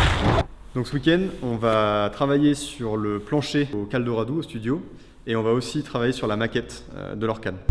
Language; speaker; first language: French; native; French